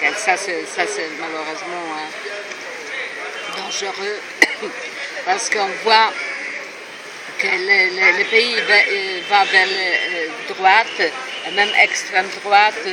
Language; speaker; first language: French; non-native, fluent; Polish